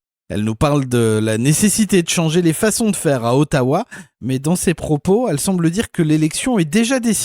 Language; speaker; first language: French; native; French